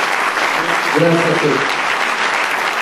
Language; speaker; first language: Italian; native; Italian